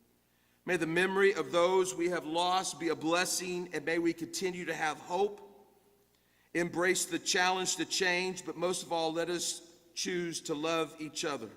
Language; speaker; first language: English; native; English